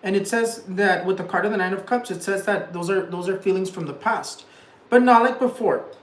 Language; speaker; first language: English; early bilingual, other home language; Spanish